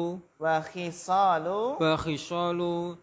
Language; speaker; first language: Arabic; non-native, fluent; Indonesian